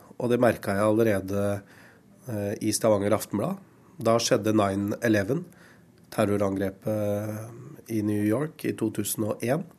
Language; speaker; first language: Norwegian; early bilingual, other home language; Urdu